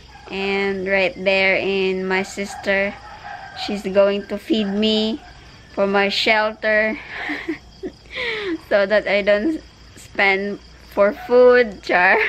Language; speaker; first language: English; non-native, local second language; Cebuano